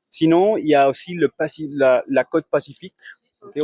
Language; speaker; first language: French; non-native, fluent; Spanish